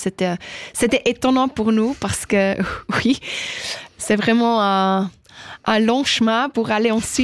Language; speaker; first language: French; non-native, local second language; German